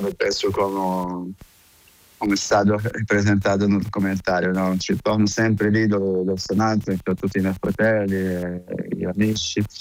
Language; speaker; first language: Italian; non-native, fluent; Portuguese